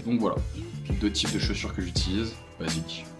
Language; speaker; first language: French; native; French